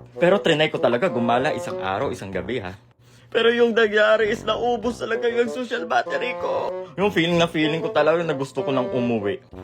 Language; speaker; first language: Filipino; non-native, local second language; Hiligaynon